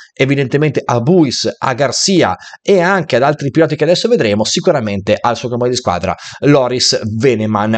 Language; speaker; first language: Italian; native; Italian